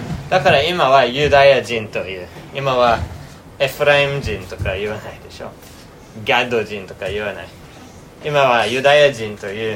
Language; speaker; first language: Japanese; non-native, fluent; English